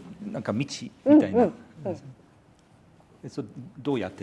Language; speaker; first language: Japanese; non-native, fluent; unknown